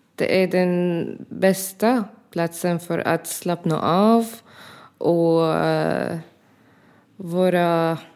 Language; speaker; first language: Swedish; non-native, learner; Arabic